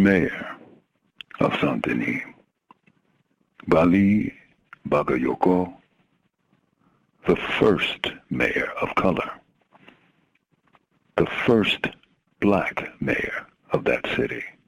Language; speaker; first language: English; native; English